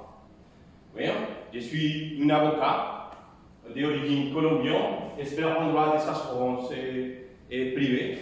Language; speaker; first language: French; non-native, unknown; Spanish